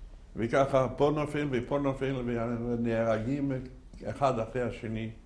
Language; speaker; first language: Hebrew; non-native, fluent; Yiddish